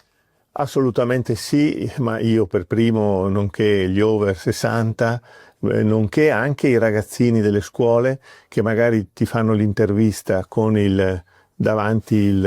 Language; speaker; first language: Italian; native; Italian